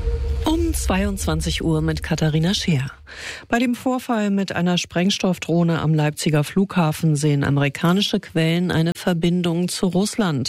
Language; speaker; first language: German; native; German